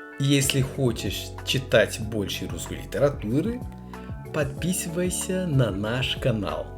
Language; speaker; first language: Russian; non-native, learner; Portuguese